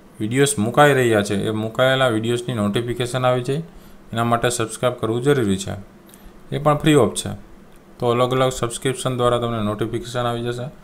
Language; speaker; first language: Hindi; non-native, local second language; Gujarati